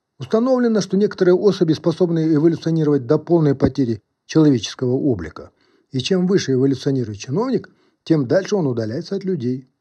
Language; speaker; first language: Russian; non-native, local second language; Kazakh